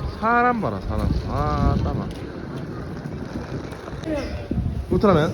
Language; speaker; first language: Korean; native; Korean